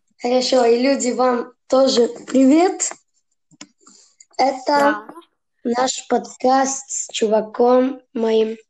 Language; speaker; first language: Russian; early bilingual, heritage; Russian